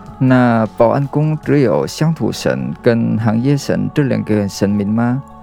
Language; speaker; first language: Chinese; non-native, fluent; Vietnamese